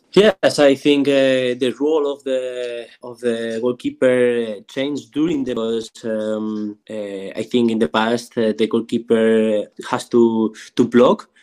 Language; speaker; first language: English; non-native, learner; Spanish